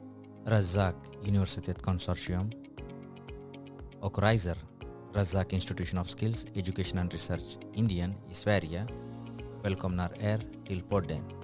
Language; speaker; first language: Swedish; non-native, fluent; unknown